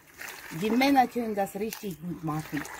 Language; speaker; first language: German; non-native, fluent; Russian